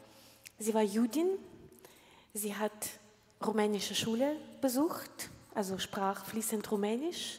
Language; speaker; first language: German; non-native, fluent; Ukrainian